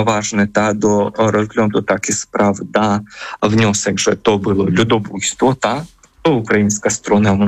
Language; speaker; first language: Polish; non-native, fluent; Ukrainian